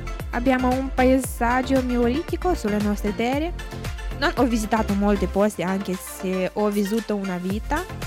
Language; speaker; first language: Italian; non-native, learner; Romanian